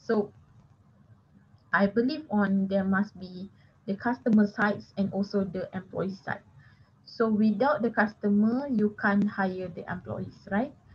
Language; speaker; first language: English; non-native, local second language; Malay